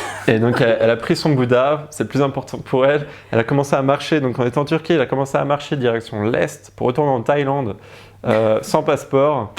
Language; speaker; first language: French; native; French